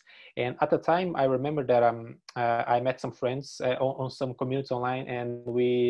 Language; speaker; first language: English; non-native, fluent; Portuguese